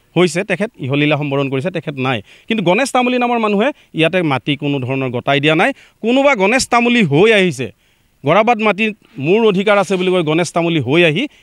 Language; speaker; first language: Assamese; native; Assamese